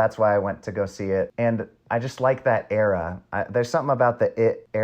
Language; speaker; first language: English; native; English